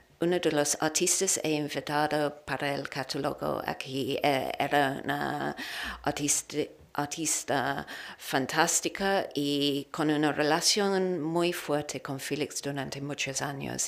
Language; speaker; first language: Spanish; non-native, learner; English